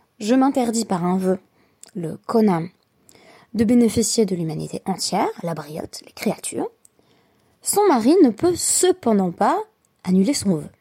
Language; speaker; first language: French; native; French